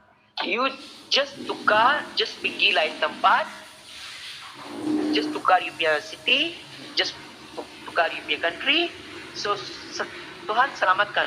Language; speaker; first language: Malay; non-native, learner; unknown